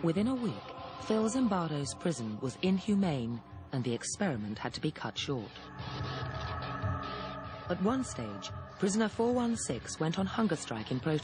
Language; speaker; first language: English; native; English